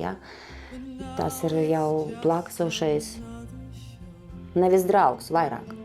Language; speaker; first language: Latvian; non-native, local second language; Russian